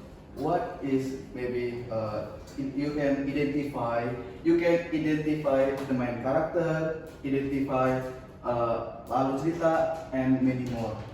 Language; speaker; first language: English; non-native, learner; Indonesian